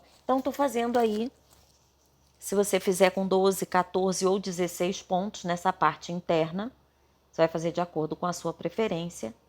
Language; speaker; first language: Portuguese; native; Portuguese